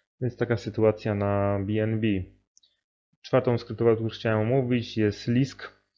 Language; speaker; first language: Polish; native; Polish